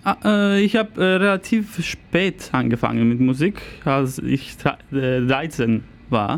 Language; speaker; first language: German; non-native, fluent; Italian